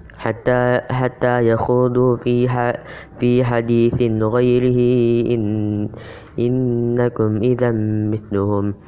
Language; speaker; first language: Arabic; non-native, learner; Indonesian